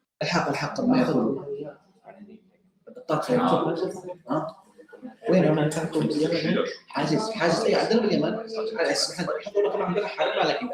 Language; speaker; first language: Arabic; native; Arabic